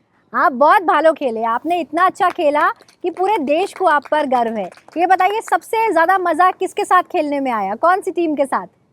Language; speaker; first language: Hindi; native; Hindi